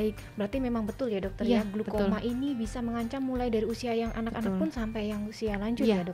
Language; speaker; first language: Indonesian; native; Indonesian